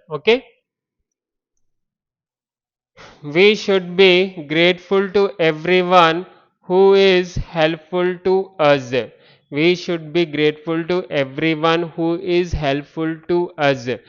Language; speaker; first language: English; non-native, local second language; Telugu